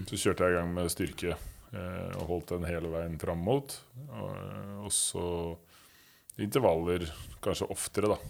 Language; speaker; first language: Norwegian; native; Norwegian